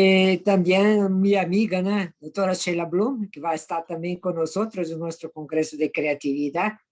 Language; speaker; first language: Spanish; non-native, fluent; Portuguese